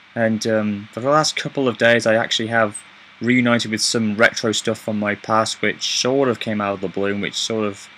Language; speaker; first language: English; native; English